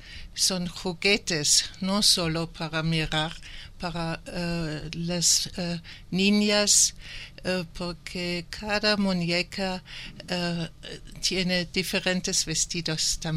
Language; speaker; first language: Spanish; non-native, learner; German